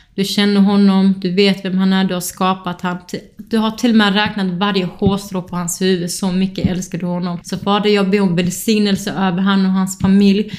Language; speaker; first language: Swedish; early bilingual, other home language; Kurdish